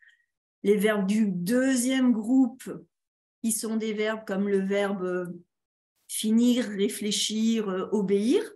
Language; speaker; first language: French; native; French